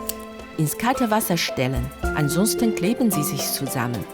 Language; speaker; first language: German; non-native, fluent; Chinese